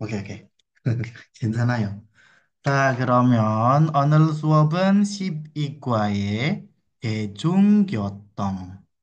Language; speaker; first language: Korean; non-native, fluent; Indonesian